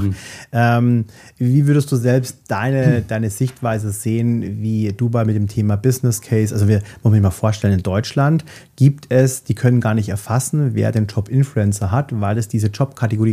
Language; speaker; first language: German; native; German